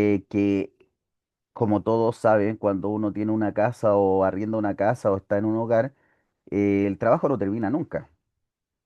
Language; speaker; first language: Spanish; native; Spanish